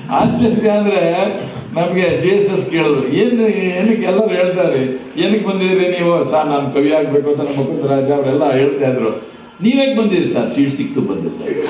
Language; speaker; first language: Kannada; non-native, local second language; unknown